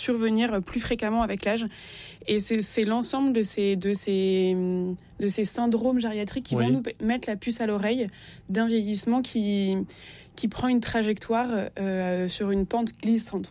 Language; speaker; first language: French; native; French